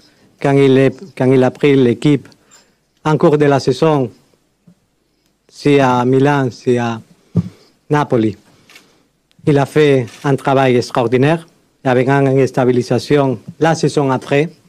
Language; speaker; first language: French; non-native, fluent; Spanish